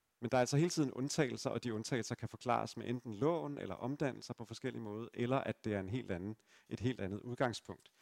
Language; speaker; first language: Danish; native; Danish